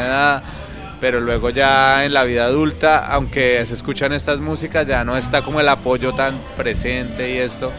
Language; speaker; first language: Spanish; native; Spanish